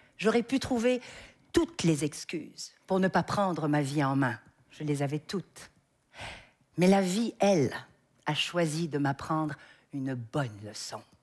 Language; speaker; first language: French; native; French